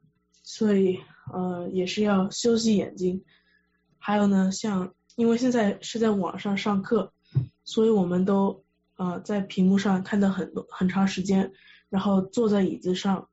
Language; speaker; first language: Chinese; early bilingual, heritage; Chinese